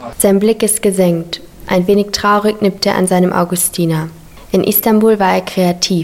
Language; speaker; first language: German; native; German